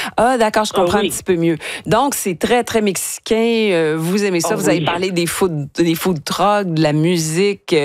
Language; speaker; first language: French; native; French